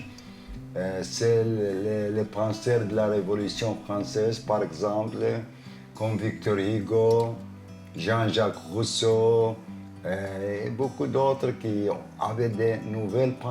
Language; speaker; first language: French; non-native, fluent; Arabic